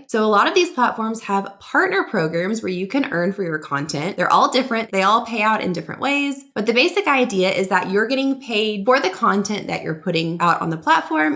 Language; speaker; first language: English; native; English